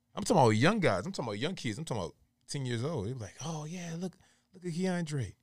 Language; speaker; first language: English; native; English